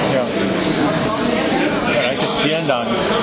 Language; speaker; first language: German; non-native, fluent; Czech